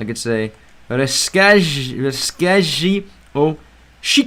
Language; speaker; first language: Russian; non-native, learner; English